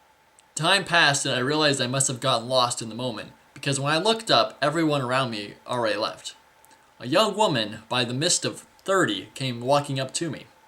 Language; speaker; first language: English; native; English